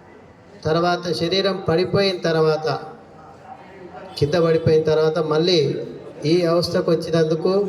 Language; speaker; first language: Telugu; native; Telugu